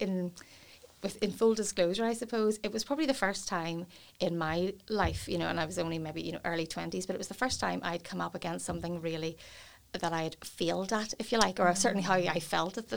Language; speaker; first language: English; native; English